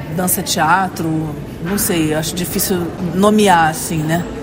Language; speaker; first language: Portuguese; native; Portuguese